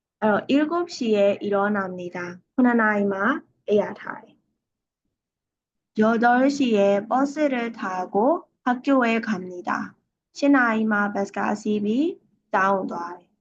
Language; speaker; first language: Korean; non-native, fluent; Burmese